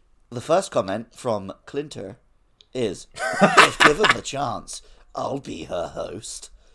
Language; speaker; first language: English; native; English